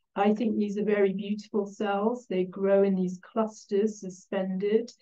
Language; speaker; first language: English; native; English